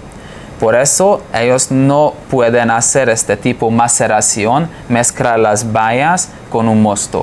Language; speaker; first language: Spanish; non-native, fluent; Hungarian